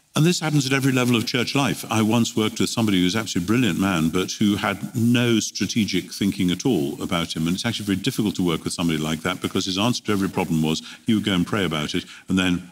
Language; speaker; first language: English; native; English